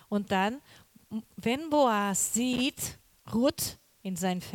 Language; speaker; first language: German; non-native, learner; Portuguese